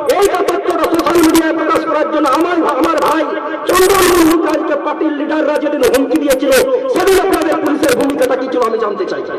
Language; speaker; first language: Bangla; non-native, local second language; Santali